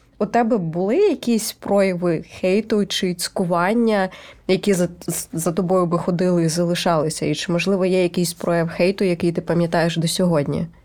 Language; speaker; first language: Ukrainian; native; Ukrainian